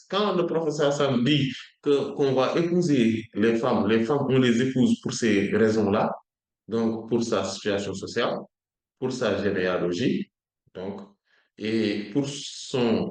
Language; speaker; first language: French; non-native, local second language; Wolof